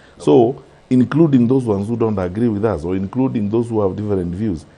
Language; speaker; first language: English; non-native, local second language; Gusii